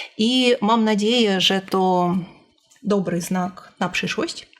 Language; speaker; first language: Polish; non-native, fluent; Russian